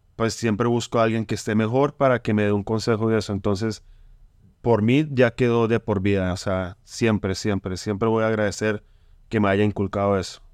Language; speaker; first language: Spanish; native; Spanish